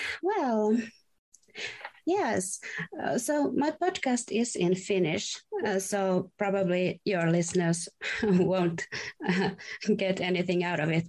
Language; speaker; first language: English; non-native, fluent; Finnish